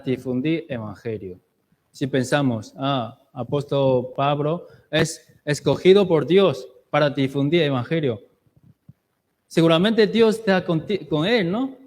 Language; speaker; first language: Spanish; non-native, learner; Chinese